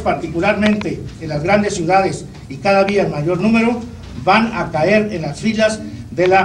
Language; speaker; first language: Spanish; native; Spanish